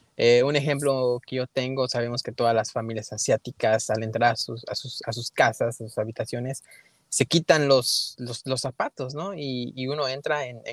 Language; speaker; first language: Spanish; early bilingual, heritage; Spanish